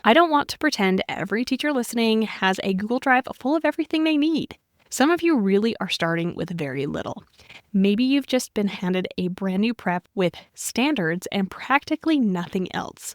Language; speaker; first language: English; native; English